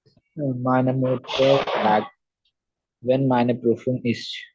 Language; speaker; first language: German; non-native, learner; Malayalam